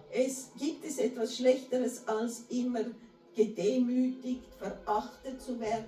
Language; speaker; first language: German; non-native, fluent; Portuguese